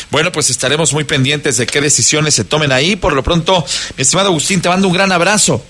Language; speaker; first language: Spanish; native; Spanish